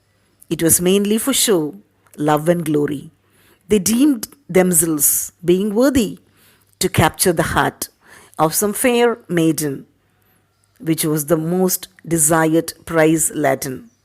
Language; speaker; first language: English; non-native, local second language; Tamil